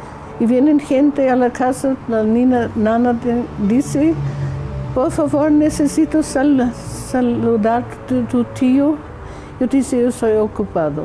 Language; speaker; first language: Spanish; non-native, learner; German